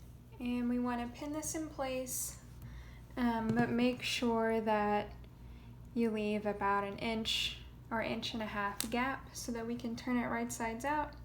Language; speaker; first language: English; native; English